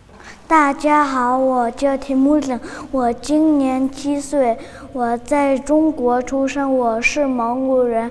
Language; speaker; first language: Chinese; non-native, learner; Mongolian